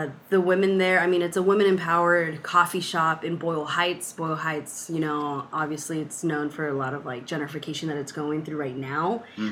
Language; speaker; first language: English; early bilingual, other home language; Spanish